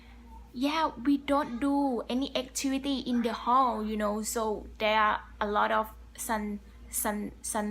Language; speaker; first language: English; non-native, learner; Thai